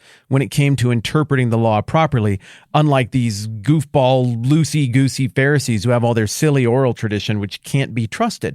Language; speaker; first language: English; native; English